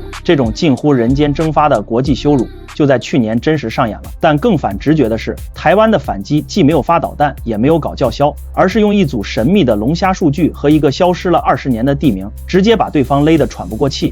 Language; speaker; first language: Chinese; native; Chinese